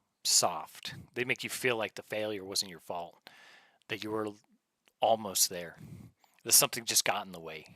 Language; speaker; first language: English; native; English